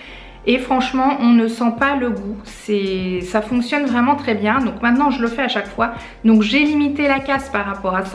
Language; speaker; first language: French; native; French